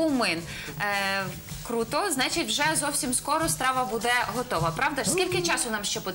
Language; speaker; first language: Ukrainian; native; Ukrainian